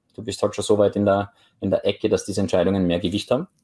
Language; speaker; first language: German; native; German